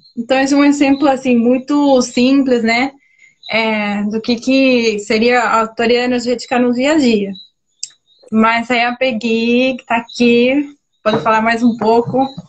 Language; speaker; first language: Portuguese; non-native, fluent; Spanish